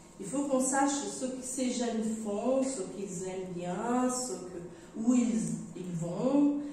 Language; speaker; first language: French; non-native, fluent; Portuguese